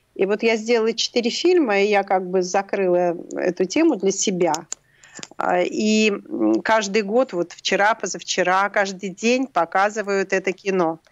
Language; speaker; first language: Russian; native; Russian